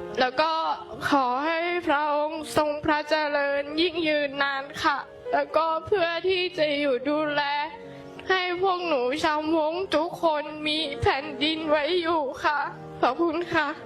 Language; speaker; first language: Thai; non-native, local second language; Hmong